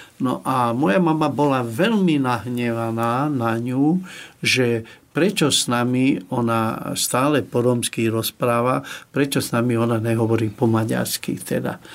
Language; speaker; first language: Slovak; non-native, local second language; Hungarian